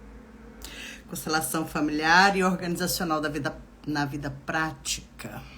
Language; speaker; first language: Portuguese; native; Portuguese